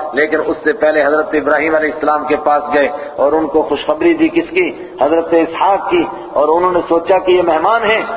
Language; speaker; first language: Urdu; non-native, local second language; Punjabi